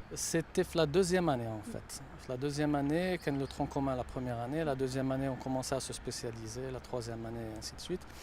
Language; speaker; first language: French; non-native, local second language; Arabic